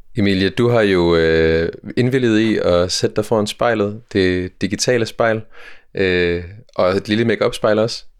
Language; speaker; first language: Danish; native; Danish